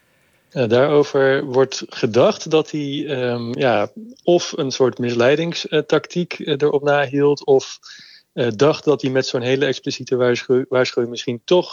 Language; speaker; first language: Dutch; native; Dutch